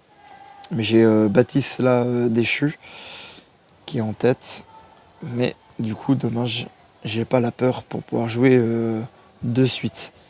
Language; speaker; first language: French; native; French